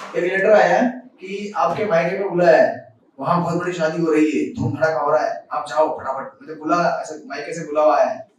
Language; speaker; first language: Hindi; native; Hindi